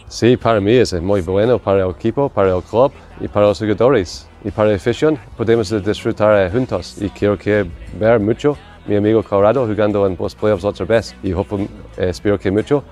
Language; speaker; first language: Spanish; non-native, learner; English